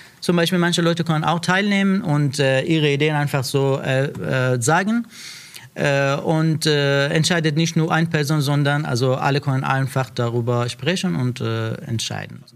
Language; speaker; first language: German; non-native, learner; Persian